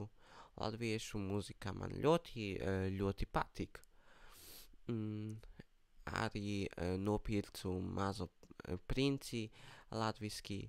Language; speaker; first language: Latvian; non-native, learner; Polish